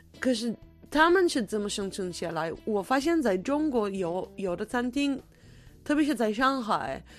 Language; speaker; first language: Chinese; non-native, fluent; Hebrew